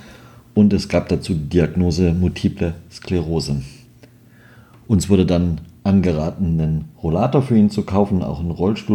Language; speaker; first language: German; native; German